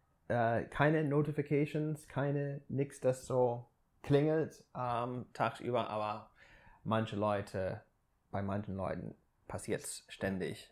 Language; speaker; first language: German; non-native, fluent; English